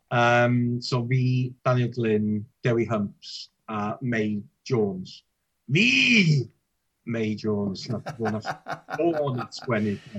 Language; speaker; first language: Welsh; native; Welsh